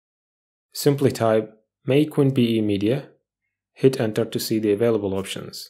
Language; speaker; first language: English; non-native, fluent; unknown